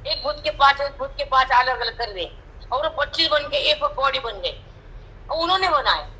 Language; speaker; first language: Hindi; non-native, local second language; Marathi